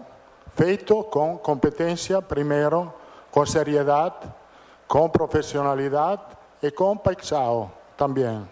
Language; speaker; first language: Portuguese; non-native, fluent; Italian